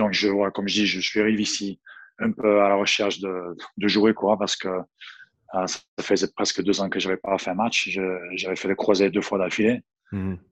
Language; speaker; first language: French; non-native, fluent; English